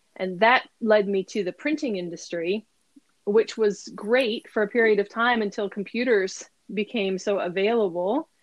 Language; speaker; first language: English; native; English